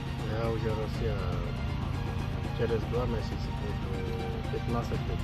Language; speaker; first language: Russian; non-native, learner; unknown